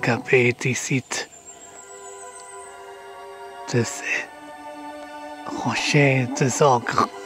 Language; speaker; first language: French; non-native, learner; English